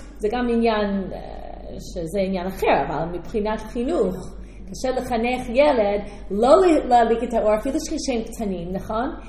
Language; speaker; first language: Hebrew; non-native, fluent; English